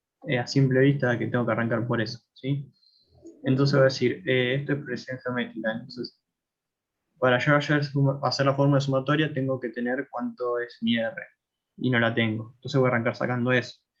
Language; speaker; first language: Spanish; native; Spanish